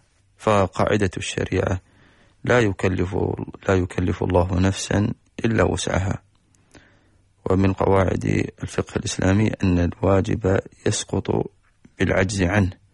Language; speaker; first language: Arabic; native; Arabic